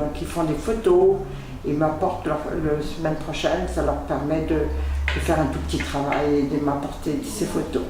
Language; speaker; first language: French; native; French